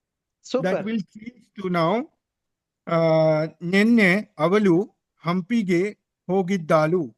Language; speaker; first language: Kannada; non-native, learner; English